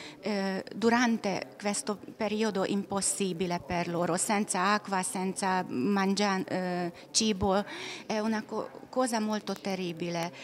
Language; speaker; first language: Italian; non-native, learner; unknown